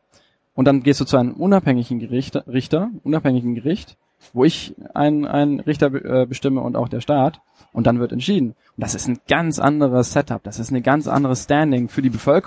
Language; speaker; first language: German; native; German